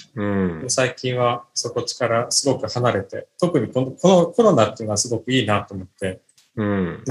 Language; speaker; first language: Japanese; native; Japanese